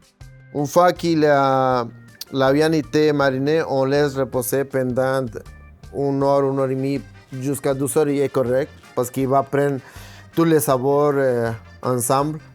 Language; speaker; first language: French; non-native, fluent; Spanish